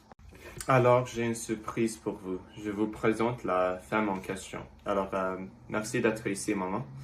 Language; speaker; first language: French; early bilingual, other home language; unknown